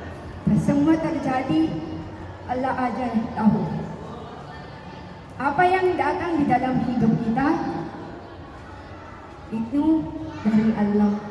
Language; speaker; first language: Indonesian; non-native, learner; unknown